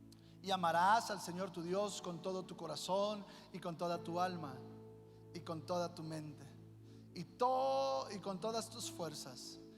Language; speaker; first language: Spanish; native; Spanish